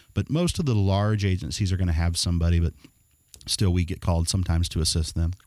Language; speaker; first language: English; native; English